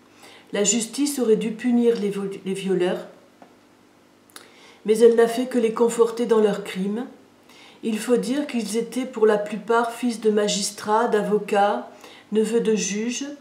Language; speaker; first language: French; native; French